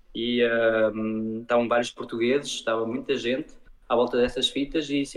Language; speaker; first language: Portuguese; early bilingual, heritage; Portuguese